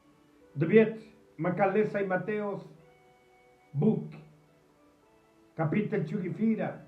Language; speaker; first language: Swedish; non-native, fluent; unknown